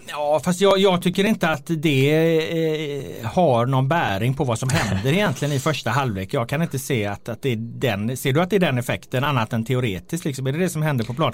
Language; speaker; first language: Swedish; native; Swedish